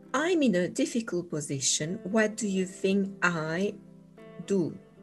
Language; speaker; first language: English; non-native, fluent; French